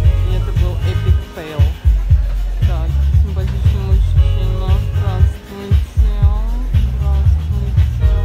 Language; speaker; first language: Russian; native; Russian